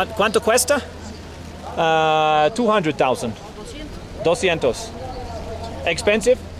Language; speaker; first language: Spanish; non-native, learner; English